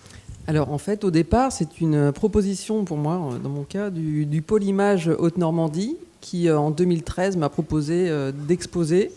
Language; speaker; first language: French; native; French